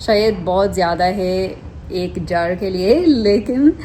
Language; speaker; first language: Hindi; non-native, learner; English